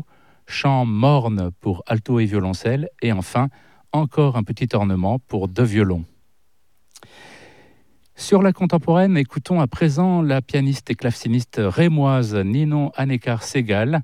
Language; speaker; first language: French; native; French